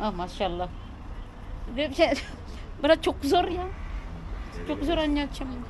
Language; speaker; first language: Turkish; non-native, learner; Filipino